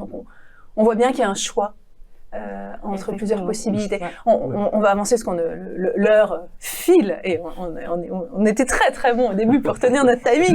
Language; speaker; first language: French; native; French